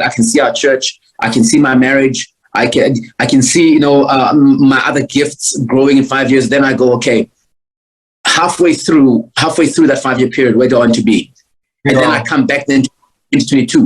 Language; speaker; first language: English; non-native, local second language; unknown